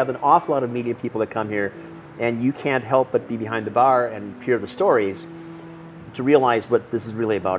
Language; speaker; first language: English; native; English